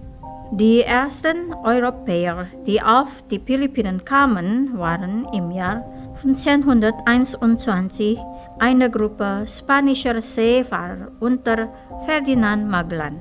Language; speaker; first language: German; non-native, fluent; Indonesian